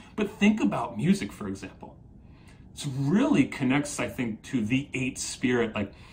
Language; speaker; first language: English; native; English